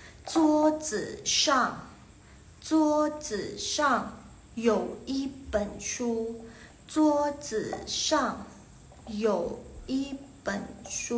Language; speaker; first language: Chinese; non-native, fluent; Indonesian